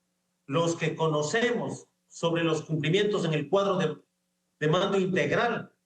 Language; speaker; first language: Spanish; native; Spanish